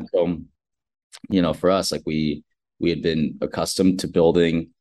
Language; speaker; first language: English; native; English